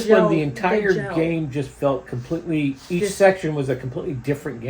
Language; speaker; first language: English; native; English